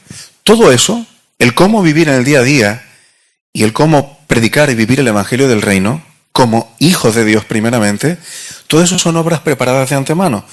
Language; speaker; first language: Spanish; native; Spanish